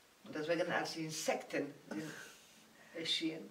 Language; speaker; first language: German; non-native, learner; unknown